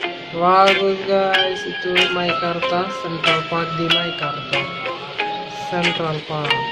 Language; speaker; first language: Indonesian; non-native, learner; Bangla